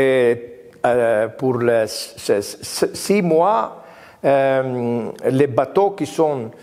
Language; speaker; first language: French; non-native, learner; Greek